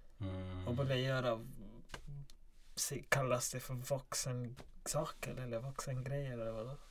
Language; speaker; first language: Swedish; non-native, local second language; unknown